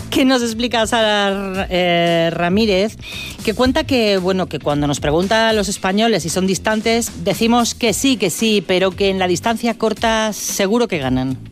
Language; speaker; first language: Spanish; native; Spanish